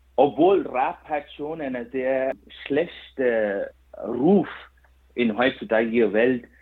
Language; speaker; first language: German; non-native, fluent; Kannada